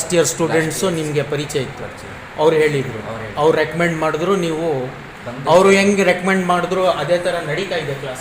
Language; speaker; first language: Kannada; non-native, local second language; Urdu